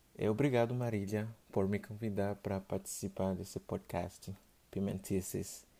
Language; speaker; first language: Portuguese; non-native, fluent; Haitian Creole